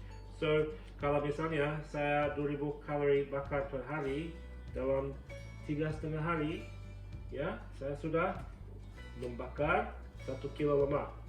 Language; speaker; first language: Indonesian; non-native, fluent; English